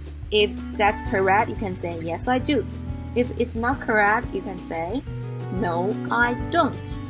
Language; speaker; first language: English; non-native, fluent; Chinese